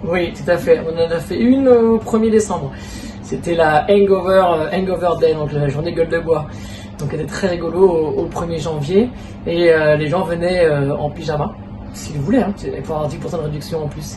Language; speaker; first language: French; native; French